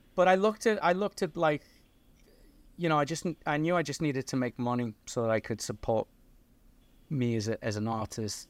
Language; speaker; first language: English; native; English